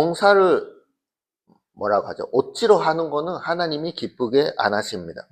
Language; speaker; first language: Korean; early bilingual, heritage; Korean